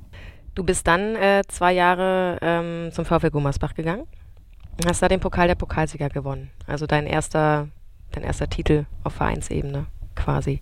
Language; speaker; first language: German; native; German